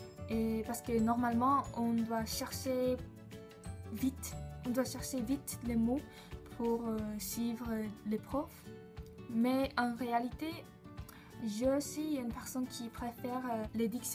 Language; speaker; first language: French; non-native, learner; Japanese